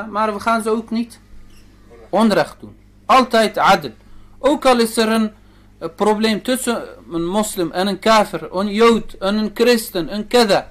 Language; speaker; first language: Dutch; early bilingual, other home language; Turkish